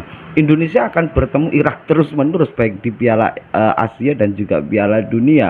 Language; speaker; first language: Indonesian; native; Indonesian